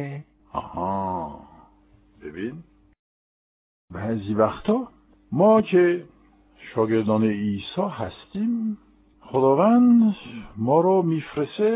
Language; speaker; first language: Persian; non-native, fluent; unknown